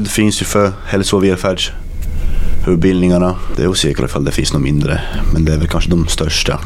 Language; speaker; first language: Swedish; native; Swedish